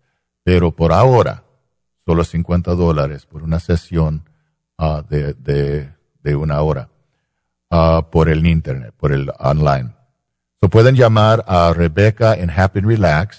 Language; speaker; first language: Spanish; non-native, fluent; English